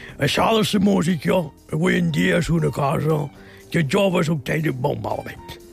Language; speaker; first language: Catalan; native; Catalan